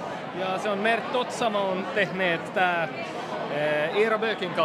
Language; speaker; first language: Finnish; non-native, local second language; Swedish